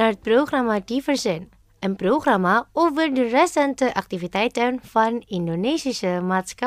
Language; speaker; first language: Dutch; non-native, fluent; Indonesian